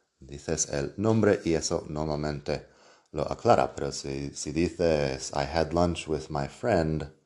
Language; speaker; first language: Spanish; non-native, fluent; English